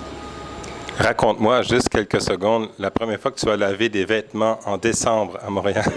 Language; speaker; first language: French; native; French